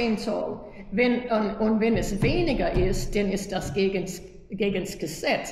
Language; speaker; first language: German; early bilingual, heritage; German